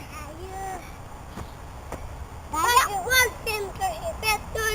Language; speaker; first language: French; native; French